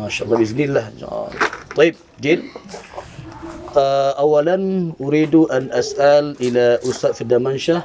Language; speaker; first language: Arabic; non-native, fluent; Indonesian